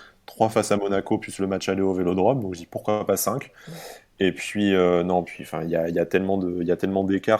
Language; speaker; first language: French; native; French